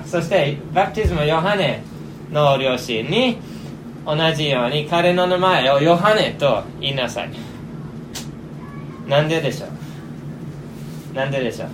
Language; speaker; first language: Japanese; non-native, fluent; English